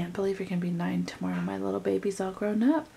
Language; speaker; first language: English; native; English